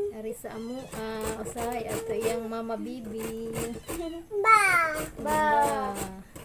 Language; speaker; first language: Filipino; non-native, local second language; Cebuano